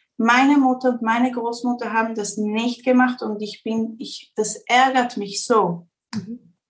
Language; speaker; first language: German; early bilingual, heritage; Spanish